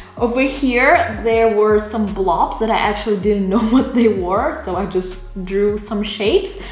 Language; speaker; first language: English; non-native, fluent; Russian